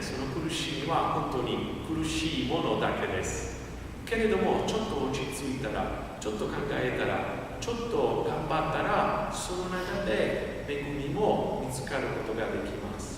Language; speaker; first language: Japanese; non-native, fluent; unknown